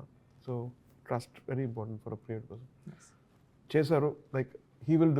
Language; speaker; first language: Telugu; non-native, learner; Tamil